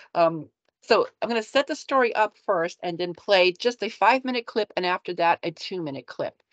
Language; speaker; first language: English; early bilingual, other home language; Ukrainian